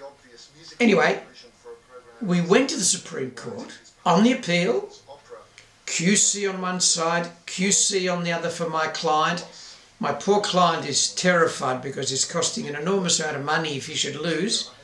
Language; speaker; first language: English; native; English